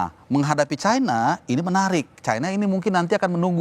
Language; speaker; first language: Indonesian; native; Indonesian